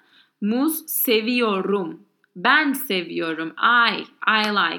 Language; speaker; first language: Turkish; non-native, learner; English